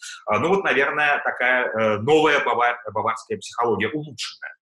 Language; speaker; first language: Russian; native; Russian